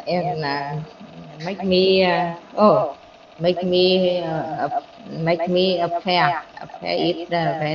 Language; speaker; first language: English; non-native, learner; Vietnamese